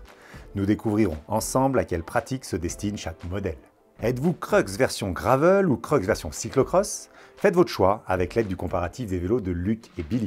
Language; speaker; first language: French; native; French